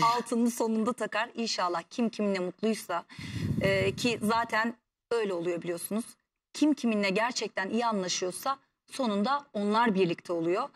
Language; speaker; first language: Turkish; native; Turkish